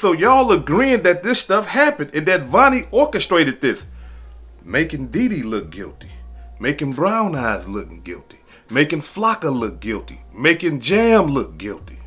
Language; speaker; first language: English; native; English